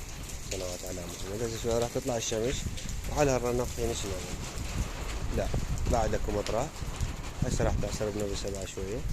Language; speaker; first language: Arabic; native; Arabic